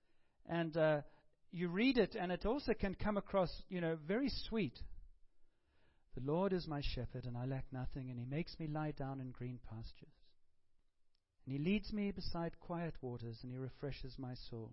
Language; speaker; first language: English; native; English